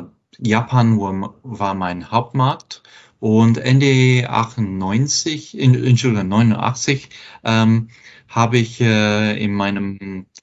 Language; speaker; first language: German; non-native, fluent; English